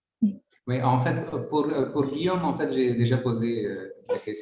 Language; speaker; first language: French; non-native, fluent; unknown